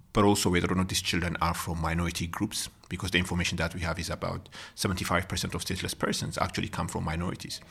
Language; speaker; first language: English; non-native, fluent; Amharic